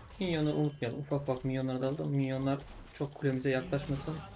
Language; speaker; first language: Turkish; native; Turkish